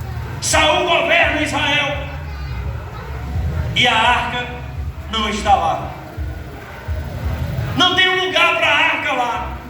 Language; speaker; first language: Portuguese; native; Portuguese